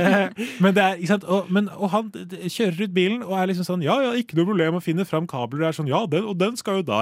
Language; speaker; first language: Norwegian; native; Norwegian